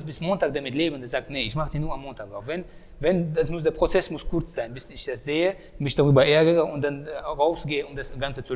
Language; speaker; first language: German; native; German